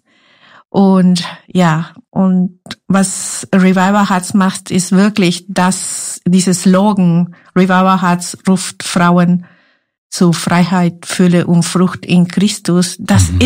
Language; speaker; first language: German; non-native, fluent; Spanish